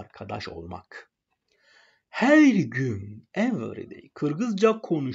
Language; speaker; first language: Turkish; non-native, fluent; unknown